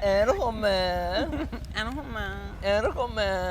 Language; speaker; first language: Greek; early bilingual, heritage; English